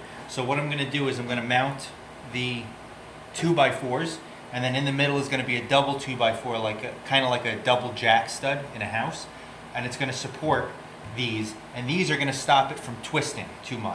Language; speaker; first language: English; native; English